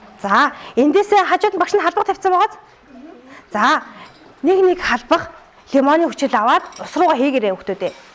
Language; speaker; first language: Mongolian; native; Mongolian